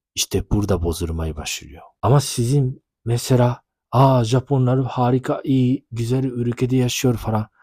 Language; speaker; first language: Turkish; non-native, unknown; Japanese